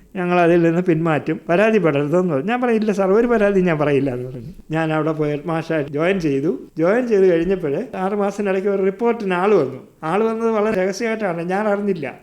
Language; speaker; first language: Malayalam; native; Malayalam